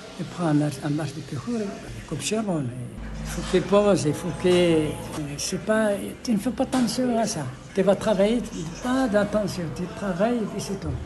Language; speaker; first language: French; non-native, learner; Arabic